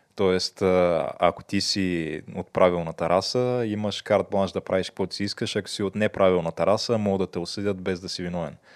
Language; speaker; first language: Bulgarian; native; Bulgarian